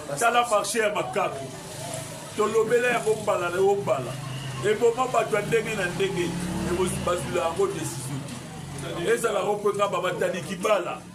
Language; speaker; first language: Lingala; non-native, local second language; Kongo